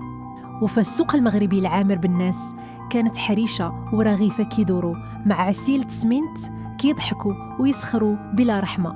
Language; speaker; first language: Arabic; native; Arabic